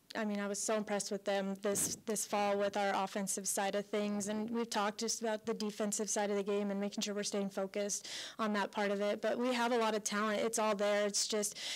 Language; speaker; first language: English; native; English